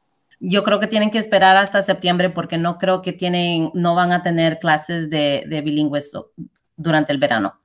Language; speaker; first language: Spanish; early bilingual, heritage; Spanish